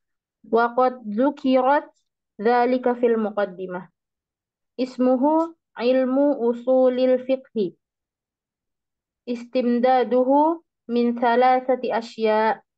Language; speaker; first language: Arabic; non-native, learner; Indonesian